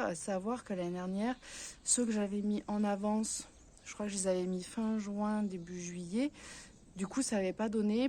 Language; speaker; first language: French; native; French